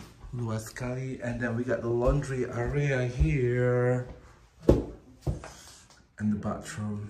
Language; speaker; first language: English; non-native, fluent; Indonesian